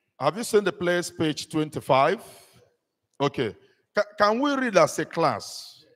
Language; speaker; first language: English; non-native, local second language; Igbo